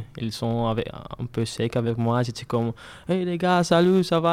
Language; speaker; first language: French; non-native, learner; Spanish